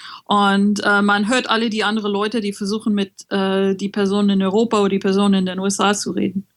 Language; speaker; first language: German; non-native, fluent; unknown